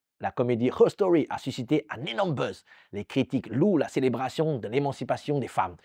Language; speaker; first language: French; native; French